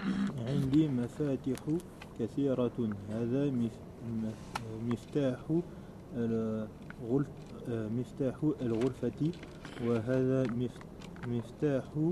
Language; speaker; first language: Arabic; non-native, learner; French